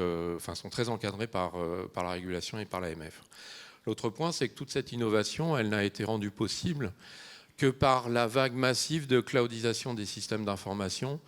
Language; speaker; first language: French; native; French